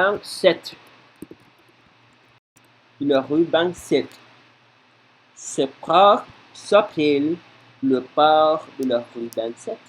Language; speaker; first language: French; non-native, learner; Spanish